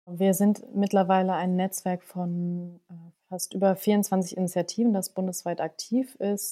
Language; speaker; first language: German; native; German